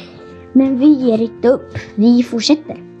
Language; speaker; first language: Swedish; non-native, fluent; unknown